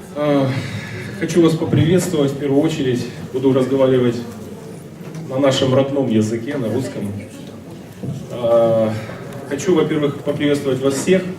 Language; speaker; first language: Russian; native; Russian